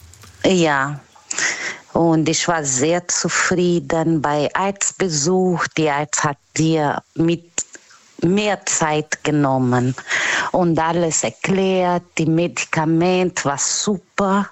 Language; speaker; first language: German; non-native, learner; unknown